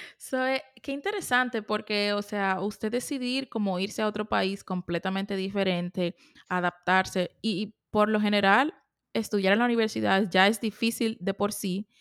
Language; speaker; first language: Spanish; native; Spanish